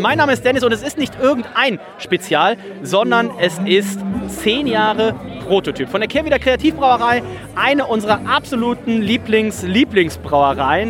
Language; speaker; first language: German; native; German